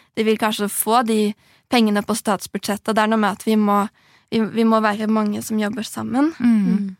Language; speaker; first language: Norwegian; native; Norwegian